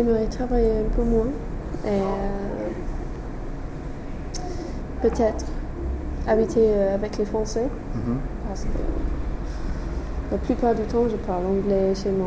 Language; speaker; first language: French; non-native, fluent; English